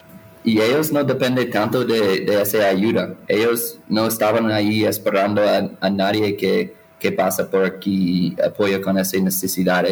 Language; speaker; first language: Spanish; non-native, fluent; English